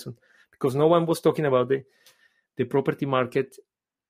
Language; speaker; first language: English; non-native, fluent; Spanish